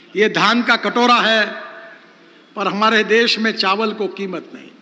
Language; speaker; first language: Hindi; non-native, local second language; Marathi